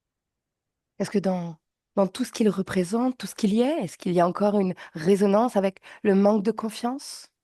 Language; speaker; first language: French; native; French